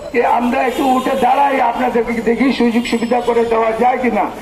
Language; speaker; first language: Bangla; non-native, local second language; Urdu